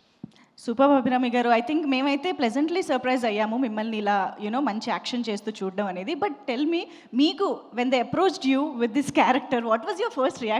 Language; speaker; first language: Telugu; native; Telugu